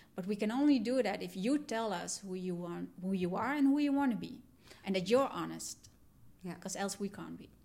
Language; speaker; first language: English; non-native, fluent; Dutch